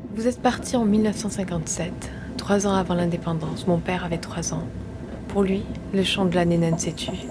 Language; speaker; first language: French; native; French